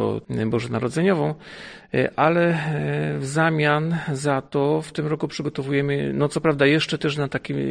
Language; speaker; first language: Polish; native; Polish